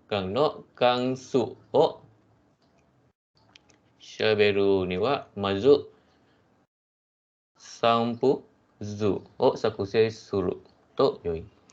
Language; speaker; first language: Japanese; non-native, fluent; Malay